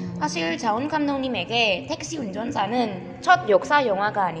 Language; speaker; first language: Korean; non-native, learner; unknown